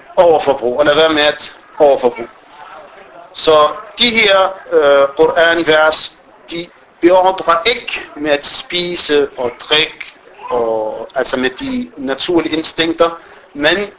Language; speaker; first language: Danish; early bilingual, other home language; Arabic